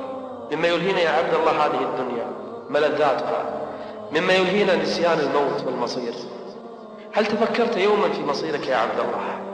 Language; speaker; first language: Arabic; native; Arabic